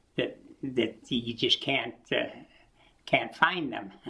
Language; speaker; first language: English; native; English